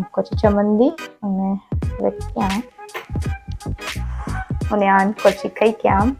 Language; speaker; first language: Malayalam; non-native, learner; Hindi